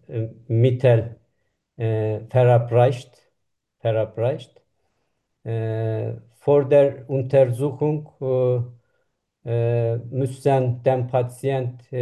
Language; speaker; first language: German; non-native, learner; Turkish